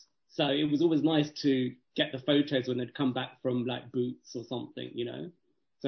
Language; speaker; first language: English; native; English